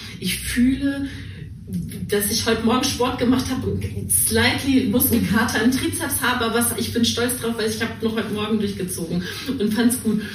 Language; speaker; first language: German; native; German